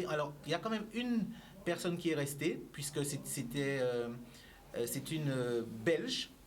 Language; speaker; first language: French; native; French